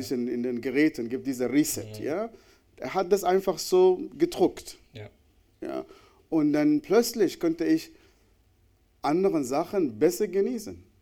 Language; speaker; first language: German; non-native, fluent; Arabic